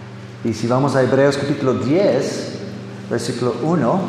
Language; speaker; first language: Spanish; non-native, fluent; English